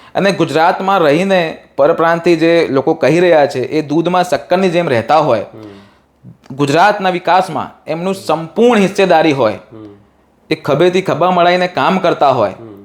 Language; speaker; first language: Gujarati; non-native, local second language; Hindi